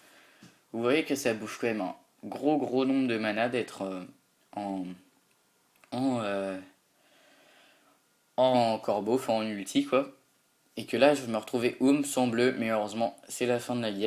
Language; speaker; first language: French; native; French